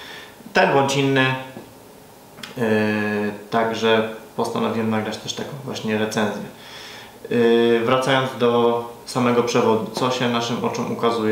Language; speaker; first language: Polish; native; Polish